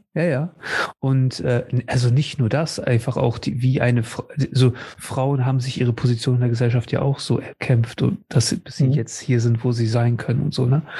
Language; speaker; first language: German; native; German